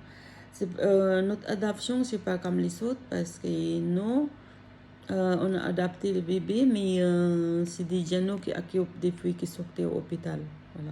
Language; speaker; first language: French; non-native, learner; Filipino